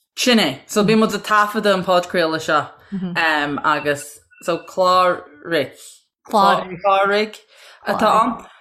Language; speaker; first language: Irish; native; Irish